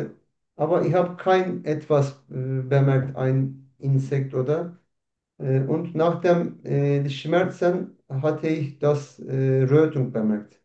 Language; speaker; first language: German; non-native, learner; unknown